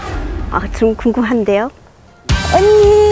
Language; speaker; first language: Korean; non-native, fluent; Chinese